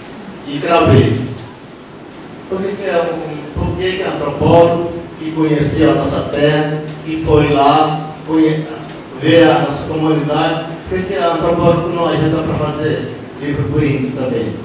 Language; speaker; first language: Portuguese; non-native, local second language; Yanomámi